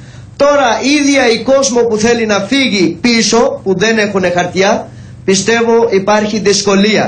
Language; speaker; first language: Greek; non-native, learner; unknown